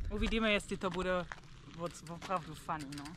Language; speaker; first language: Czech; non-native, learner; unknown